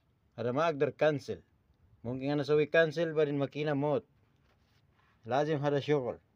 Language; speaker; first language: Arabic; non-native, learner; Filipino